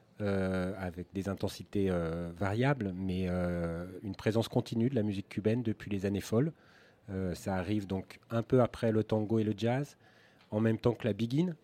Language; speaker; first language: French; native; French